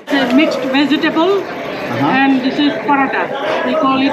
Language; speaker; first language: English; non-native, local second language; Bangla